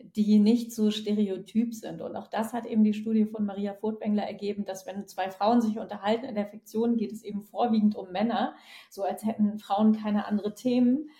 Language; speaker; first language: German; native; German